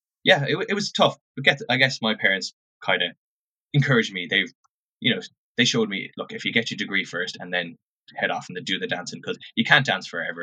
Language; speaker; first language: English; native; English